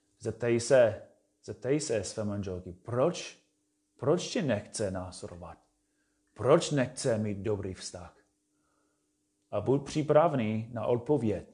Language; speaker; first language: Czech; non-native, fluent; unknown